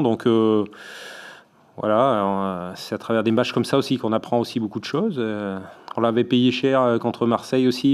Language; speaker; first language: French; native; French